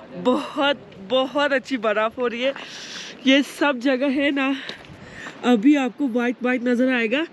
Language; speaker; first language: Hindi; non-native, fluent; Turkish